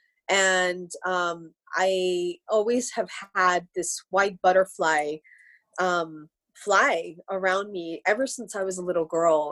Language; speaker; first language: English; early bilingual, other home language; Spanish